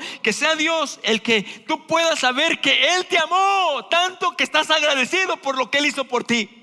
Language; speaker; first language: Spanish; native; Spanish